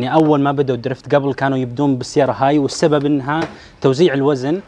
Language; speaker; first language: Arabic; native; Arabic